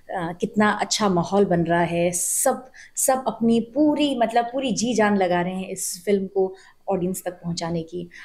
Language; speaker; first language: Hindi; native; Hindi